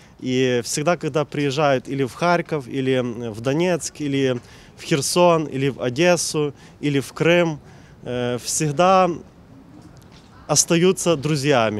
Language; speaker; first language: Russian; non-native, local second language; Ukrainian